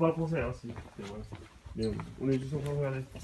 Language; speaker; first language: French; early bilingual, other home language; Japanese